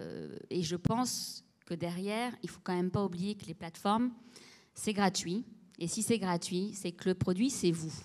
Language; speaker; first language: French; native; French